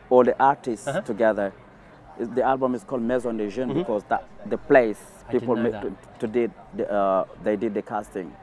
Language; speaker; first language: English; non-native, fluent; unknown